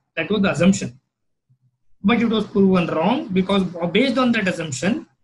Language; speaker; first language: English; non-native, local second language; Marathi